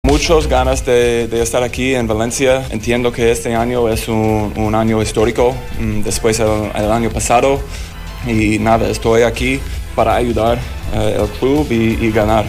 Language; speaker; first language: Spanish; non-native, learner; English